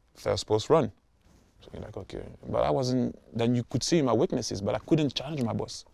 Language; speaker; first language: English; non-native, fluent; French